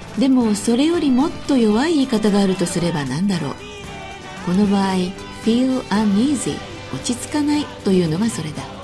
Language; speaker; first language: Japanese; native; Japanese